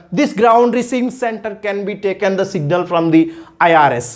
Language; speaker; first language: English; non-native, local second language; Telugu